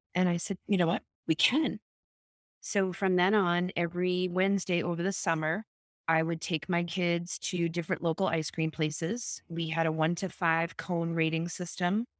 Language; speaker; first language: English; native; English